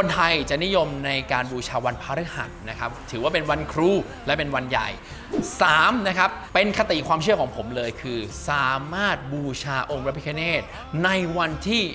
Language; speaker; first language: Thai; native; Thai